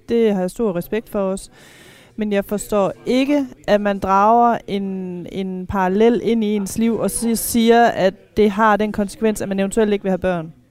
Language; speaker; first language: Danish; native; Danish